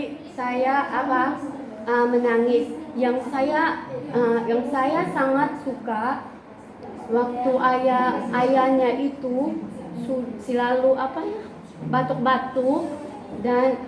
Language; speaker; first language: Indonesian; non-native, learner; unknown